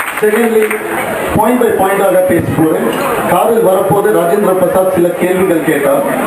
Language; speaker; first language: Tamil; non-native, local second language; Marwari